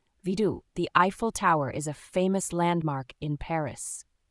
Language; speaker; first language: English; non-native, fluent; Vietnamese